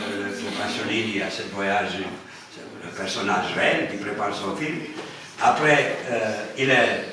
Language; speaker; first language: French; non-native, fluent; Romanian